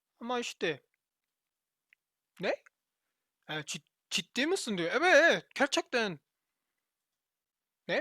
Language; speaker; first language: Turkish; non-native, learner; Korean